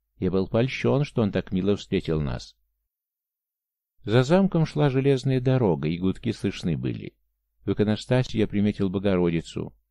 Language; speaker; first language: Russian; native; Russian